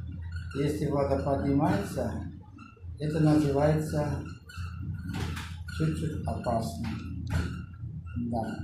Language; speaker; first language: Russian; non-native, learner; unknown